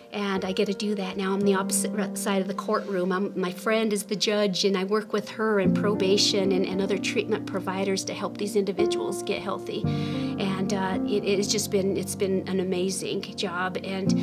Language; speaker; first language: English; native; English